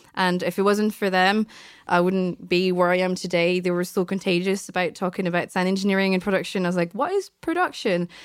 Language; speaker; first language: English; non-native, fluent; French